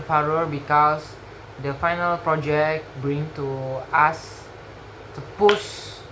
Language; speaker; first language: English; non-native, learner; Indonesian